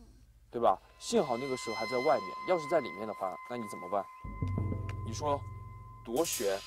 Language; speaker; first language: Chinese; native; Chinese